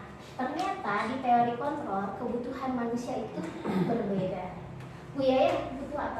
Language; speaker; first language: Indonesian; native; Indonesian